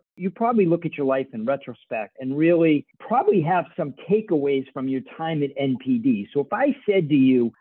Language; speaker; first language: English; native; English